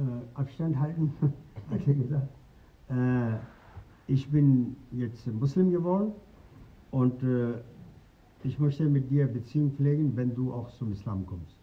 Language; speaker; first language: German; non-native, fluent; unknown